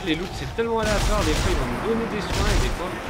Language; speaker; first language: French; native; French